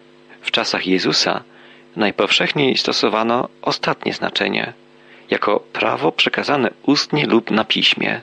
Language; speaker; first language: Polish; native; Polish